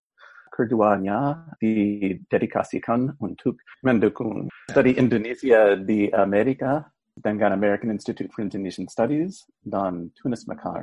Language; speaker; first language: Indonesian; non-native, fluent; English